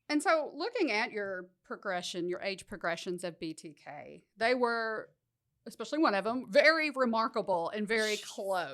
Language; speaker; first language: English; native; English